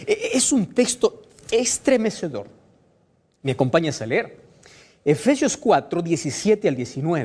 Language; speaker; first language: Spanish; native; Spanish